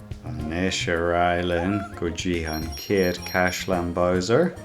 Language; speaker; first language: Irish; non-native, local second language; English